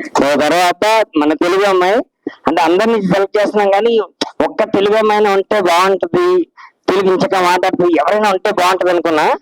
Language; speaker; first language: Telugu; native; Telugu